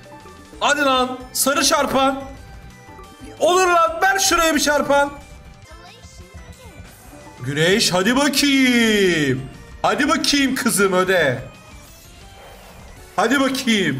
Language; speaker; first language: Turkish; native; Turkish